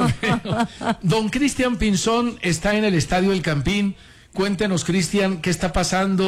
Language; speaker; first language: Spanish; native; Spanish